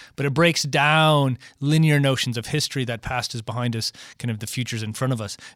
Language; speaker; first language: English; native; English